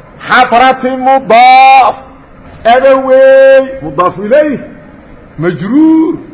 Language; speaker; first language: Arabic; non-native, fluent; Somali